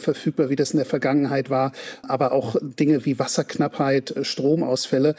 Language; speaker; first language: German; native; German